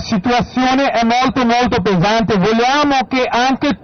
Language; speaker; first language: Italian; non-native, learner; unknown